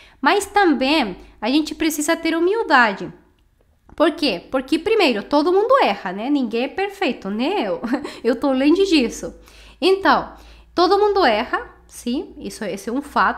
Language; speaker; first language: Portuguese; non-native, fluent; Spanish